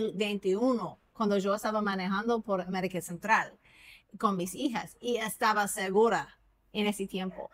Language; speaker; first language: Spanish; non-native, fluent; English